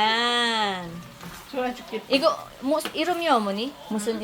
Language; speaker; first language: Korean; non-native, learner; Filipino